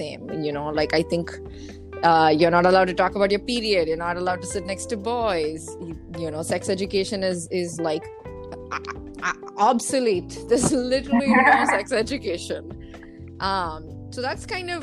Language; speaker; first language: English; non-native, local second language; Tamil